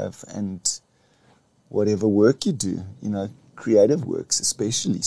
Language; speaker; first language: English; native; English